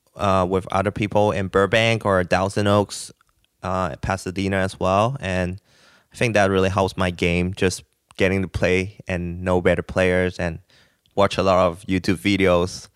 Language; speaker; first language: English; non-native, local second language; Cantonese